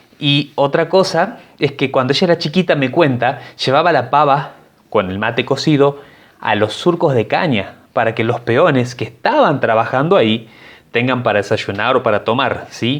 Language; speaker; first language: Spanish; native; Spanish